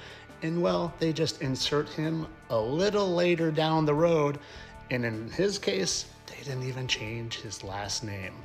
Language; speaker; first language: English; native; English